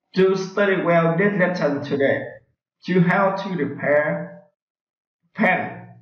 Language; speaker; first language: English; non-native, learner; Vietnamese